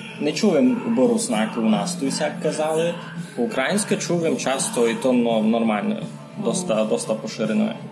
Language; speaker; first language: Ukrainian; native; Ukrainian